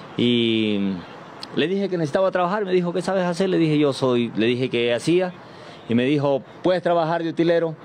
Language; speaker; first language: Spanish; native; Spanish